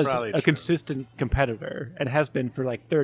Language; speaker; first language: English; native; English